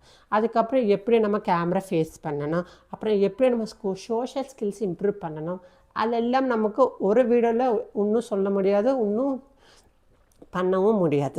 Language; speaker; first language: Tamil; non-native, local second language; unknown